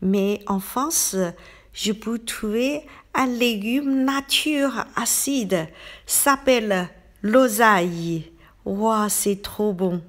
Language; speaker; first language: French; non-native, learner; Chinese